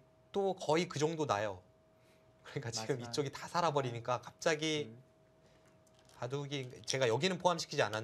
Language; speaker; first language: Korean; native; Korean